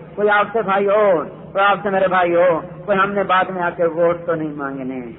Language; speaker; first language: Urdu; non-native, local second language; Punjabi